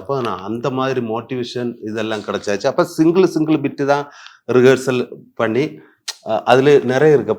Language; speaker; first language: Tamil; non-native, learner; Malayalam